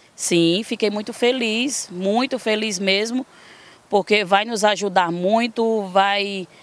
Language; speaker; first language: Portuguese; native; Portuguese